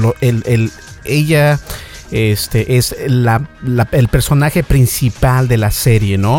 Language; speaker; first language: Spanish; native; Spanish